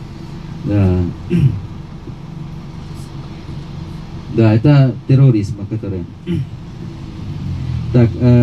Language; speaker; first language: Russian; non-native, fluent; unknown